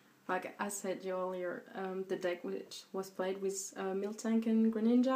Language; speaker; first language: English; non-native, fluent; French